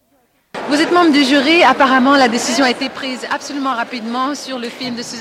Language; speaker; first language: French; native; French